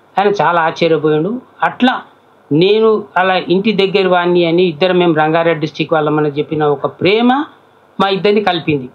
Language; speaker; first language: Telugu; native; Telugu